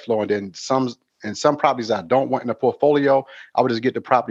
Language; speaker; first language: English; native; English